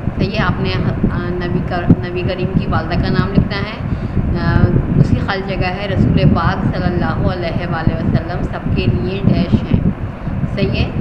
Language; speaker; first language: Urdu; native; Urdu